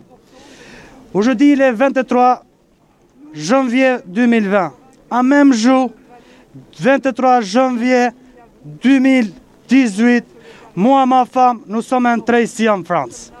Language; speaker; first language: French; non-native, learner; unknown